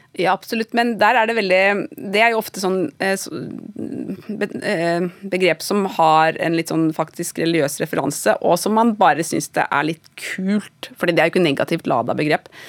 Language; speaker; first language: Norwegian; native; Norwegian